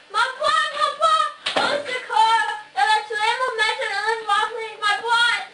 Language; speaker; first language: French; non-native, learner; English